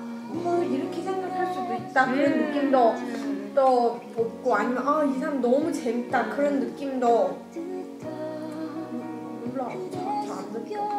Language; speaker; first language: Korean; non-native, learner; Chinese